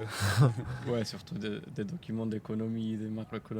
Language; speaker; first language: French; non-native, fluent; Spanish